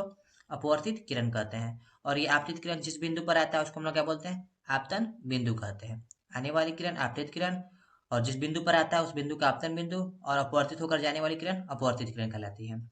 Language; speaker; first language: Hindi; native; Hindi